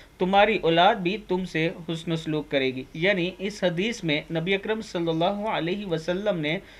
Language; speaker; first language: Urdu; non-native, local second language; Punjabi